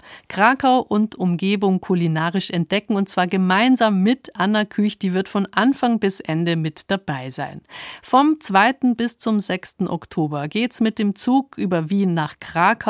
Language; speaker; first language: German; native; German